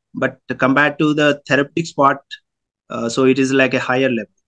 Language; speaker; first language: English; non-native, local second language; Telugu